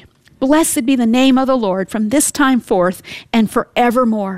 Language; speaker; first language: English; native; English